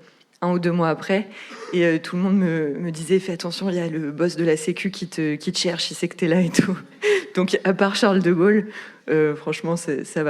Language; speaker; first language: French; native; French